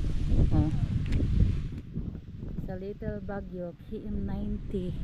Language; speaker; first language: Filipino; non-native, local second language; Cebuano